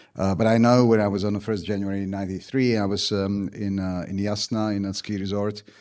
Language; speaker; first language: English; non-native, fluent; Slovak